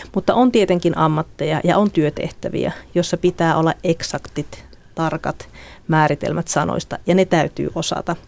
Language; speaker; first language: Finnish; native; Finnish